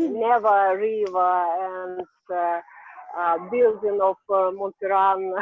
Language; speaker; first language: English; non-native, learner; Russian